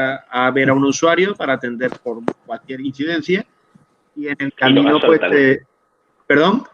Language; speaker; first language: Spanish; native; Spanish